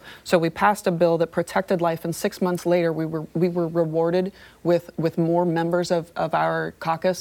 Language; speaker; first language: English; native; English